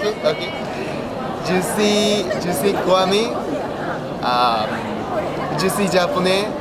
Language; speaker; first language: French; non-native, learner; Japanese